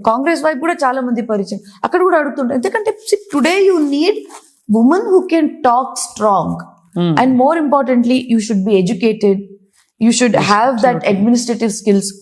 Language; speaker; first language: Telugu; non-native, local second language; Kannada